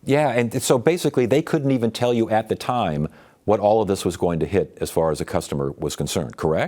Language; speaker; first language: English; native; English